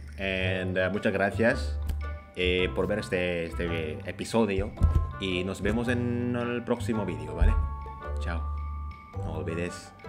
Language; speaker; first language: Spanish; non-native, fluent; Indonesian